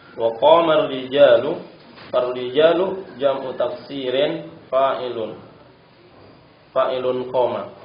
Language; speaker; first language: Arabic; non-native, learner; Indonesian